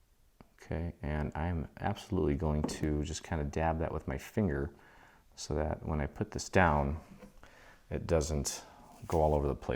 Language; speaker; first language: English; native; English